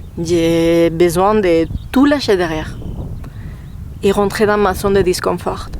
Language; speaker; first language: French; non-native, fluent; Spanish